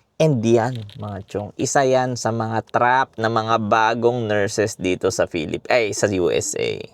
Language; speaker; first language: Filipino; native; Filipino